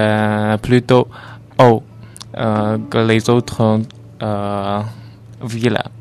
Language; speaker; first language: French; non-native, learner; Chinese